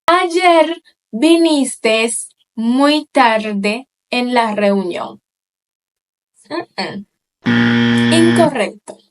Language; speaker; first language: Spanish; non-native, fluent; Haitian Creole